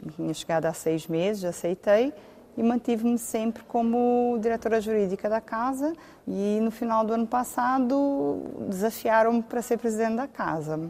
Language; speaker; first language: Portuguese; native; Portuguese